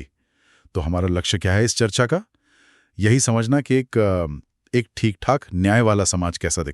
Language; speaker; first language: Hindi; native; Hindi